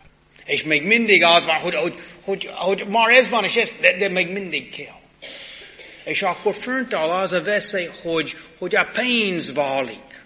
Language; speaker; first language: Hungarian; non-native, learner; English